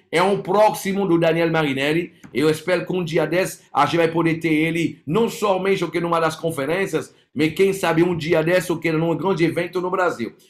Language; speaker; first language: Portuguese; non-native, fluent; French